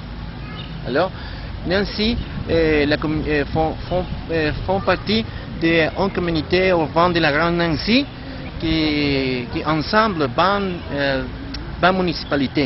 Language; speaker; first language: French; non-native, learner; Spanish